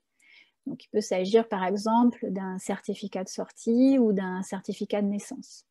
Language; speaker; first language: French; native; French